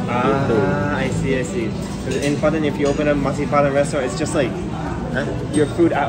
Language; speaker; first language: English; non-native, fluent; Japanese